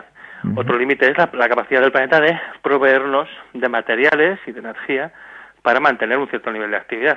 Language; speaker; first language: Spanish; native; Spanish